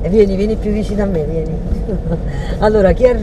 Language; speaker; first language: Italian; native; Italian